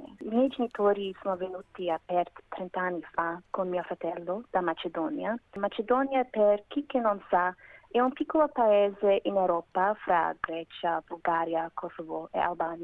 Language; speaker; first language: Italian; non-native, learner; Macedonian